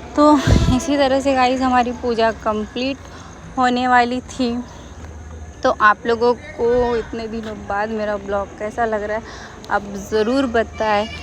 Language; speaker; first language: Hindi; native; Hindi